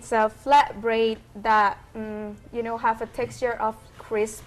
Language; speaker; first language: English; non-native, fluent; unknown